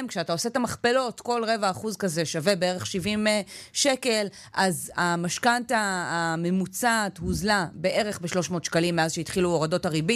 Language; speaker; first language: Hebrew; native; Hebrew